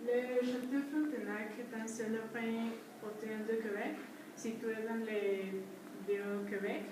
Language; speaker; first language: French; non-native, learner; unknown